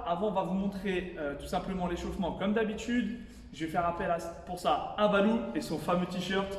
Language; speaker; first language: French; native; French